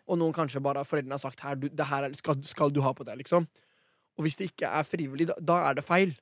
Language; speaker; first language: Norwegian; early bilingual, other home language; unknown